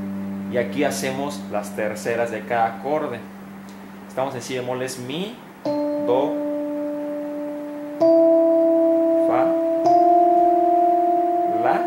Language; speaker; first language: Spanish; native; Spanish